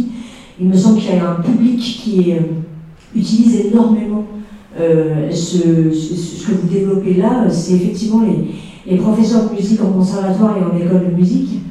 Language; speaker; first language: French; native; French